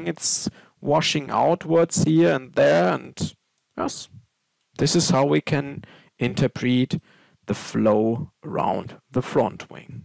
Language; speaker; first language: English; non-native, fluent; German